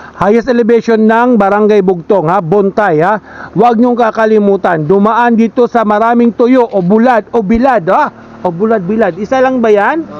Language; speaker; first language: Filipino; non-native, local second language; Waray